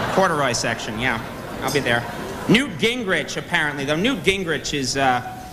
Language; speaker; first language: English; native; English